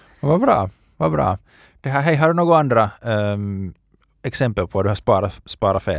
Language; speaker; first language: Swedish; native; Swedish